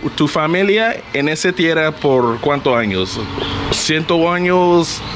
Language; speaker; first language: Spanish; non-native, learner; English